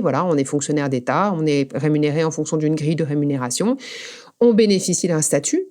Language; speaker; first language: French; native; French